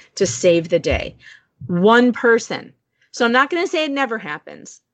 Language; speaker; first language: English; native; English